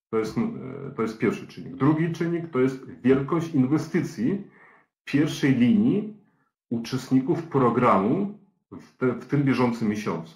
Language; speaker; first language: Polish; native; Polish